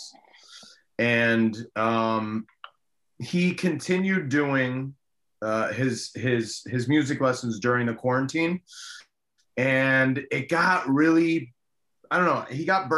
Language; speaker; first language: English; early bilingual, other home language; Spanish